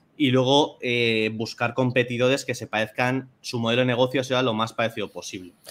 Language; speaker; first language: Spanish; native; Spanish